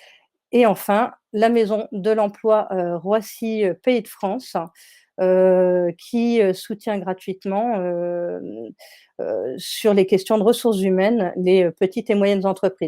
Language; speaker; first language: French; native; French